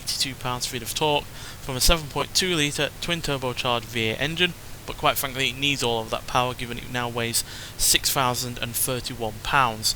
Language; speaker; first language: English; native; English